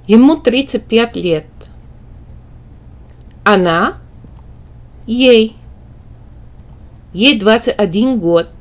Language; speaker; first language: Russian; non-native, fluent; English